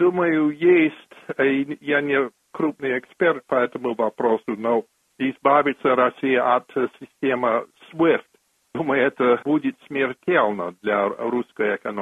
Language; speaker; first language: Russian; non-native, fluent; English